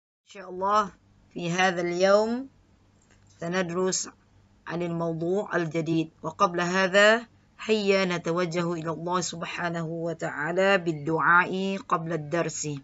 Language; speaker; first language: Arabic; non-native, learner; Malay